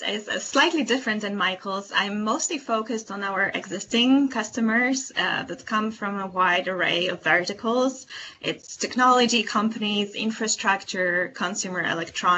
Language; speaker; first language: English; non-native, fluent; Polish